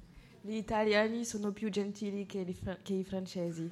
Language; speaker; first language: Italian; non-native, learner; French